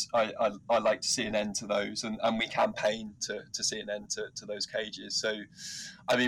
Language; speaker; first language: English; native; English